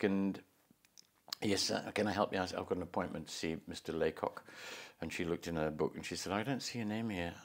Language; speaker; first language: English; native; English